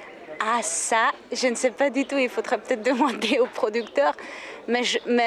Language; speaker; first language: French; non-native, fluent; Hungarian